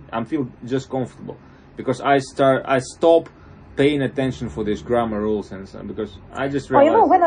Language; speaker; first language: English; non-native, fluent; Russian